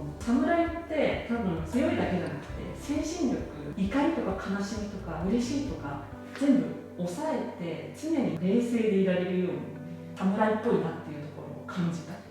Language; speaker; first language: Japanese; native; Japanese